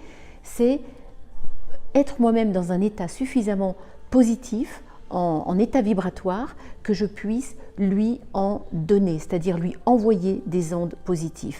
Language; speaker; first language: French; native; French